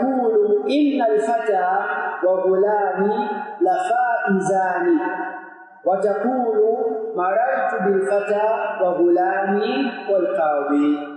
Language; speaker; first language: Arabic; non-native, fluent; Swahili